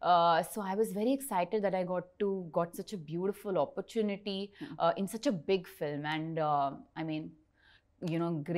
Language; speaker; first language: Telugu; non-native, learner; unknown